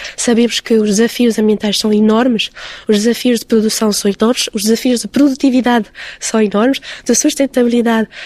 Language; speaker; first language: Portuguese; early bilingual, heritage; Portuguese